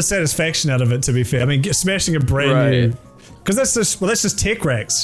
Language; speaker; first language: English; native; English